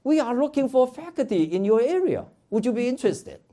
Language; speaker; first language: English; non-native, fluent; Chinese